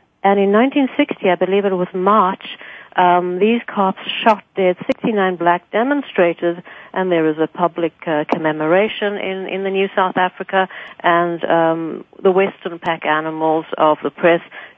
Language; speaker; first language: English; native; English